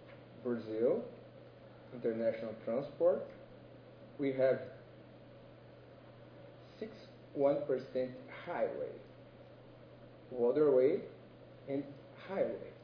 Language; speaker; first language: English; non-native, learner; Portuguese